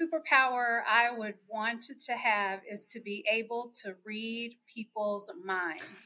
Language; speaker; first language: English; native; English